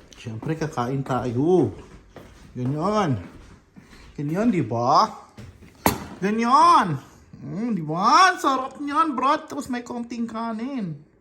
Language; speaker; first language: Filipino; non-native, local second language; Cebuano